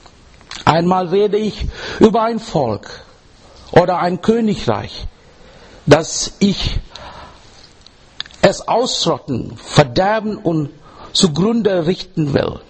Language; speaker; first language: German; non-native, learner; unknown